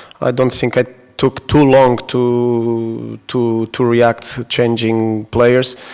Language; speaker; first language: English; non-native, fluent; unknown